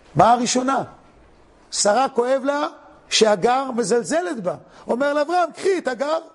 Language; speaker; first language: Hebrew; native; Hebrew